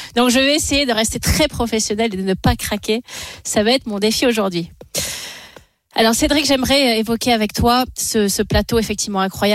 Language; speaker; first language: French; native; French